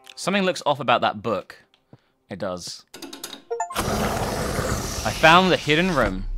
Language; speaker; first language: English; native; English